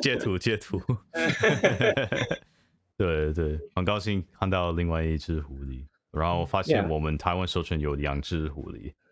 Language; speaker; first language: Chinese; non-native, fluent; English